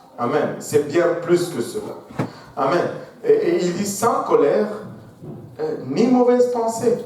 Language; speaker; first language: French; non-native, local second language; Swahili